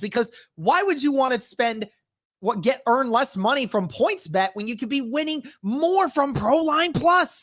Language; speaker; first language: English; native; English